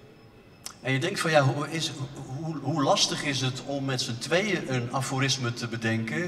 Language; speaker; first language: Dutch; native; Dutch